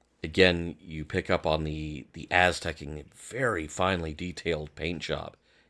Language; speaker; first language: English; native; English